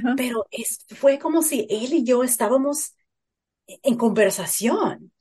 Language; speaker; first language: Spanish; early bilingual, heritage; Spanish